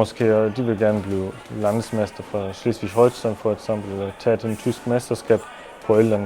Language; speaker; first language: Danish; non-native, local second language; German